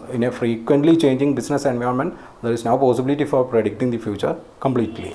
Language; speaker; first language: English; non-native, local second language; Malayalam